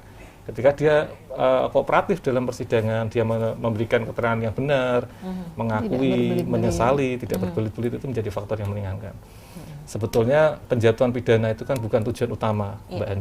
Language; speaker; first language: Indonesian; native; Indonesian